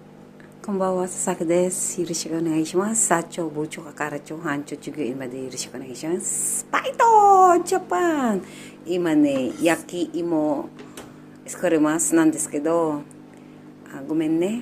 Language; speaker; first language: Japanese; non-native, learner; Filipino